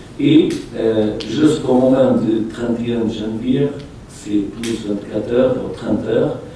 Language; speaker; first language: French; non-native, fluent; Portuguese